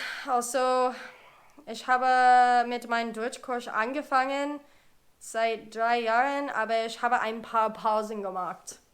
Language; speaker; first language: German; non-native, learner; English